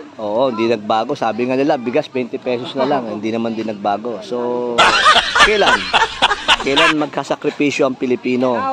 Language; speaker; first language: Filipino; native; Filipino